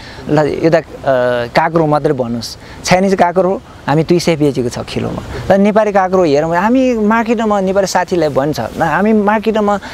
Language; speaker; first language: Nepali; non-native, learner; Chinese